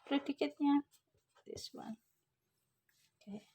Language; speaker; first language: English; non-native, fluent; Indonesian